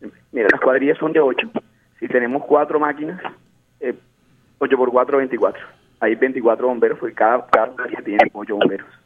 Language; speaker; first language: Spanish; native; Spanish